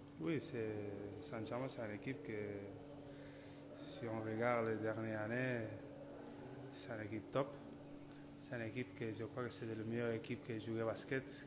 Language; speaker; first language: French; non-native, learner; Spanish